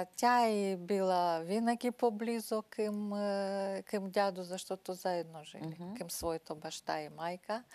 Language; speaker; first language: Bulgarian; non-native, learner; Ukrainian